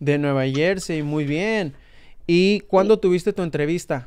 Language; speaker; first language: Spanish; native; Spanish